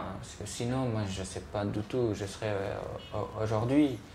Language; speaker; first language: French; non-native, fluent; Persian